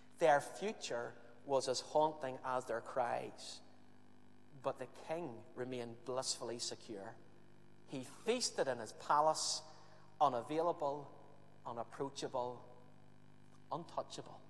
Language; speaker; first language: English; native; English